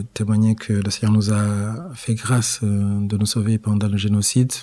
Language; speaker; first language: French; non-native, local second language; Kinyarwanda